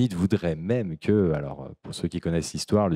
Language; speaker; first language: French; native; French